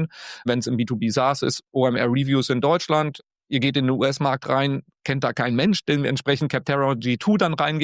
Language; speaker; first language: German; native; German